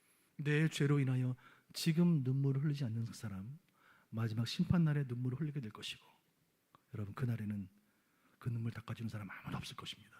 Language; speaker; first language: Korean; native; Korean